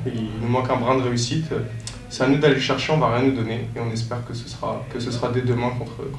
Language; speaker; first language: French; native; French